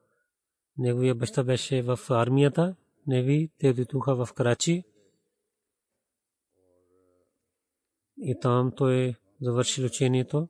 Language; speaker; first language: Bulgarian; non-native, learner; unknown